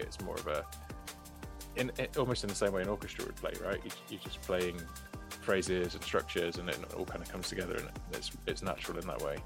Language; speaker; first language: English; native; English